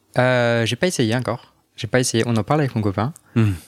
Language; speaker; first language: French; native; French